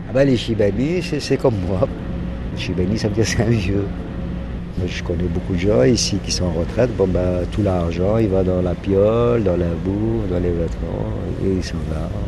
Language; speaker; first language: French; non-native, local second language; Arabic